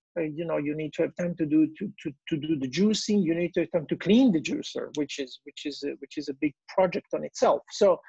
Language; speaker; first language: English; non-native, fluent; Italian